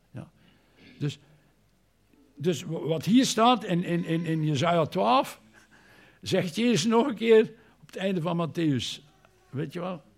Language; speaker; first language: Dutch; native; Dutch